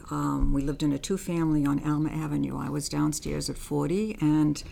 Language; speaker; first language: English; early bilingual, other home language; Armenian